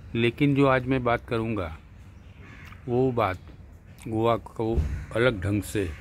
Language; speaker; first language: Hindi; non-native, local second language; Gujarati